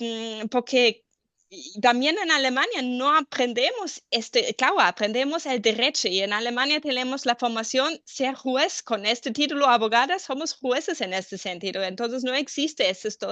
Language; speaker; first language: Spanish; non-native, fluent; German